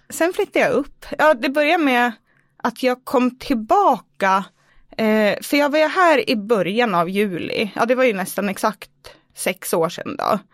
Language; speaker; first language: Swedish; native; Swedish